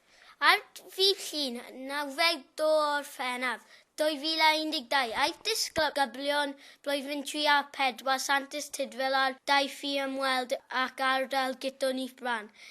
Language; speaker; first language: Welsh; non-native, local second language; English